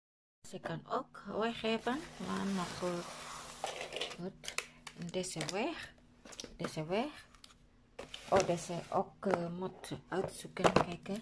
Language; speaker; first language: Dutch; non-native, learner; Indonesian